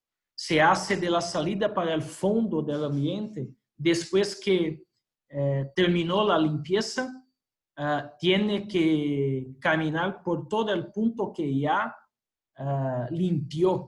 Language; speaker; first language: Spanish; non-native, fluent; Portuguese